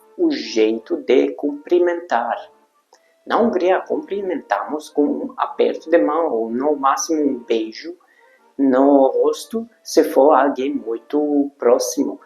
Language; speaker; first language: Portuguese; non-native, fluent; Hungarian